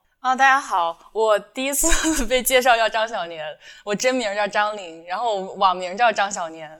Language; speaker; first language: Chinese; native; Chinese